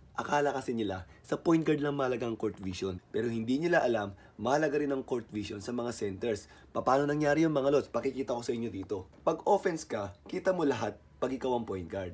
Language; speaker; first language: Filipino; native; Filipino